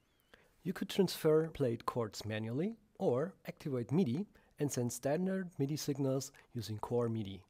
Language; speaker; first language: English; non-native, fluent; German